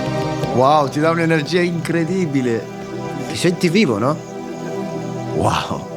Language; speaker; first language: Italian; native; Italian